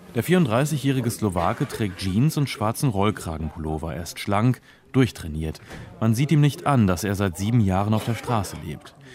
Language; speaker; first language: German; native; German